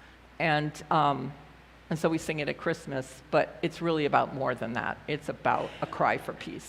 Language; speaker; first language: English; native; English